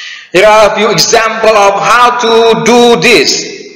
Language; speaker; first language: English; non-native, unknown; Indonesian